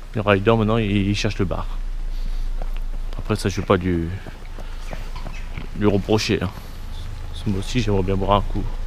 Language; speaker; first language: French; native; French